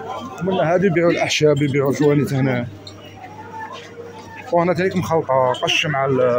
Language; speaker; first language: Arabic; native; Arabic